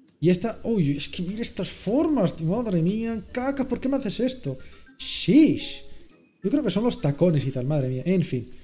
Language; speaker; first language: Spanish; native; Spanish